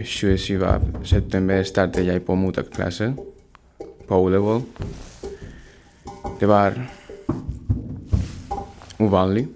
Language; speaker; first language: Norwegian; non-native, learner; Spanish